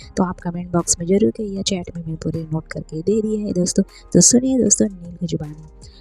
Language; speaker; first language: Hindi; non-native, local second language; Marathi